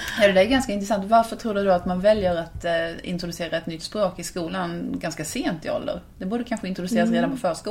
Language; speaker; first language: Swedish; native; Swedish